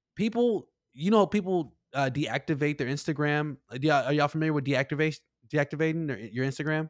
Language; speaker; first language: English; native; English